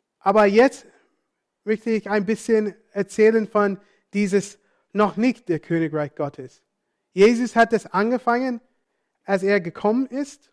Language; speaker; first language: German; non-native, fluent; English